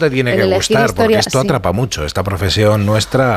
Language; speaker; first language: Spanish; native; Spanish